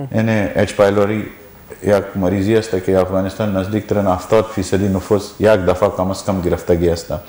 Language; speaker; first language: Persian; non-native, learner; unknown